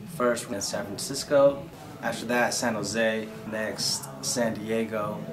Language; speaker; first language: English; native; English